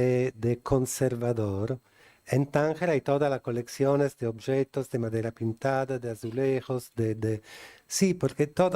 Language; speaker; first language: Spanish; non-native, fluent; Italian